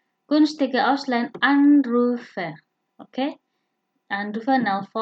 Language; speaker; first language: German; non-native, fluent; Indonesian